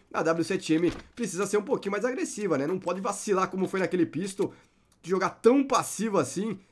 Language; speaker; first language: Portuguese; native; Portuguese